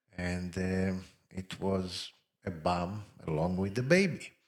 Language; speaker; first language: English; non-native, fluent; Hebrew